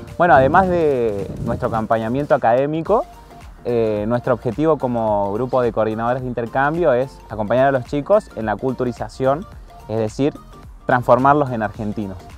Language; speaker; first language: Spanish; native; Spanish